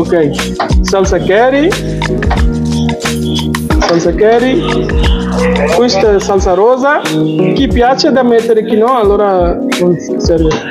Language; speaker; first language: Italian; non-native, learner; Bangla